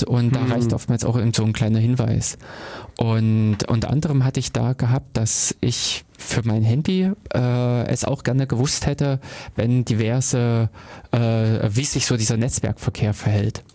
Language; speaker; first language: German; native; German